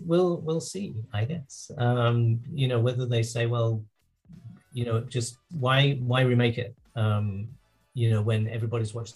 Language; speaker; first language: English; native; English